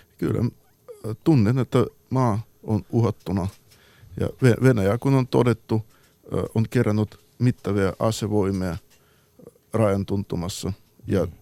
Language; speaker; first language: Finnish; non-native, fluent; Ukrainian